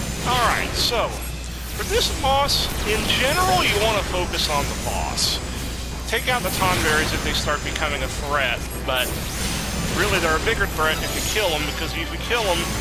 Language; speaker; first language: English; native; English